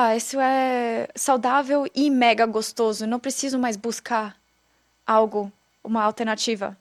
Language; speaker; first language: Portuguese; non-native, fluent; German